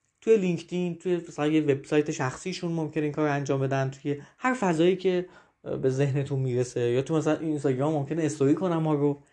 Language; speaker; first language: Persian; native; Persian